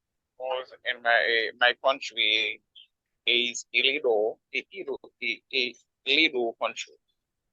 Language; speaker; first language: English; non-native, learner; Haitian Creole